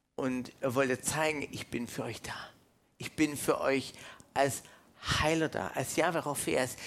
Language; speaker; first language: German; non-native, fluent; English